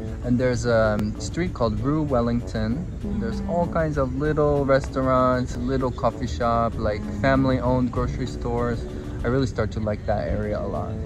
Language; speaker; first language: English; native; English